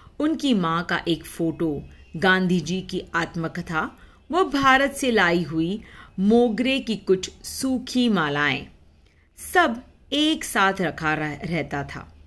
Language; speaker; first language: Hindi; non-native, local second language; Marathi